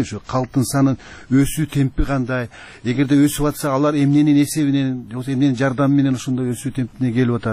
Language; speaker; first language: Kyrgyz; native; Kyrgyz